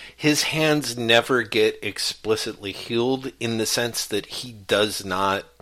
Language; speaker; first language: English; native; English